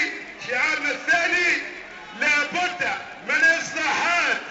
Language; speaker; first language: Arabic; native; Arabic